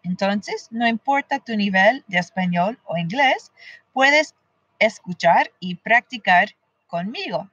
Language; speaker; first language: Spanish; non-native, fluent; English